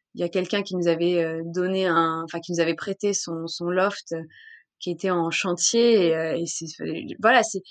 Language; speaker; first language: French; native; French